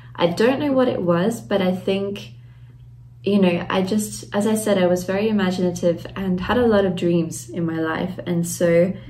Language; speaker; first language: English; native; English